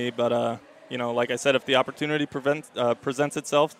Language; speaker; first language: English; native; English